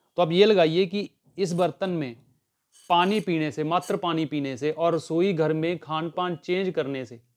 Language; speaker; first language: Hindi; native; Hindi